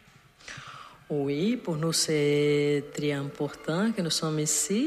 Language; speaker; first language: French; non-native, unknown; Portuguese